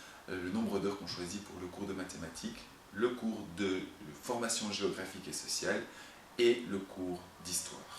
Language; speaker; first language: French; native; French